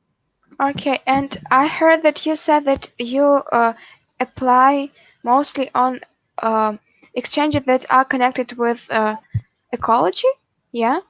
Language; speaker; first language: English; non-native, fluent; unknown